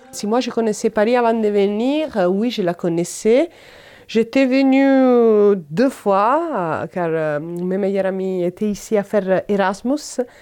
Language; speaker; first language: French; non-native, fluent; Italian